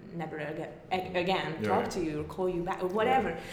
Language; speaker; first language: English; non-native, fluent; Hungarian